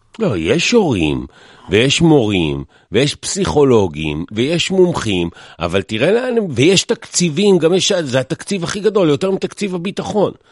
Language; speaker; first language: Hebrew; native; Hebrew